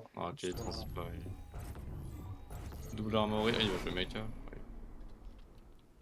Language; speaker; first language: French; native; French